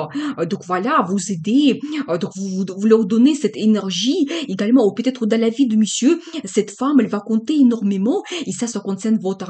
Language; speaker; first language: French; non-native, fluent; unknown